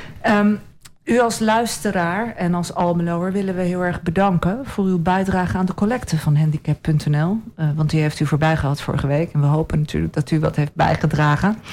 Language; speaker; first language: Dutch; native; Dutch